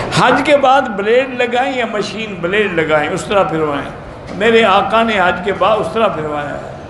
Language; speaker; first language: Urdu; early bilingual, heritage; Urdu